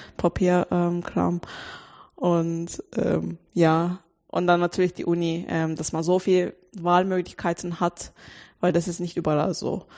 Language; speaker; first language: German; non-native, fluent; Turkish